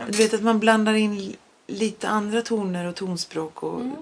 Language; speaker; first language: Swedish; non-native, local second language; Polish